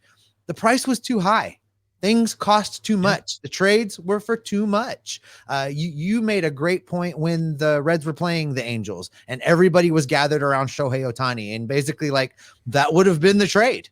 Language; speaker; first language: English; native; English